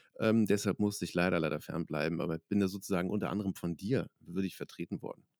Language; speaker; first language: German; native; German